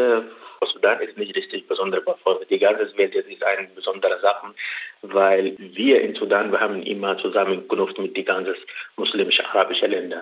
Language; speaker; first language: German; non-native, learner; Arabic